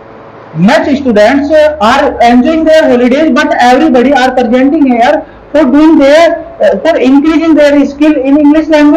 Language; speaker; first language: English; non-native, local second language; Hindi